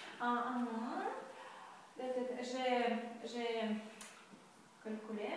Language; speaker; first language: French; non-native, learner; Russian